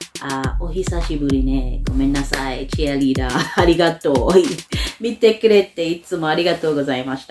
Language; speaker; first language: Japanese; non-native, learner; English